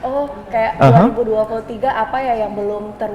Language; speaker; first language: Indonesian; native; Indonesian